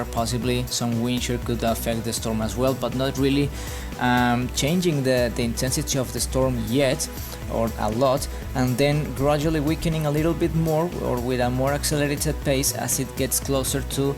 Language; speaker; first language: English; non-native, fluent; Spanish